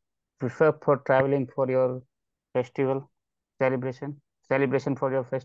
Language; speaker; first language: English; non-native, learner; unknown